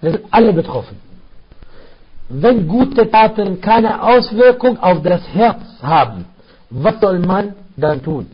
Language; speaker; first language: German; non-native, fluent; Arabic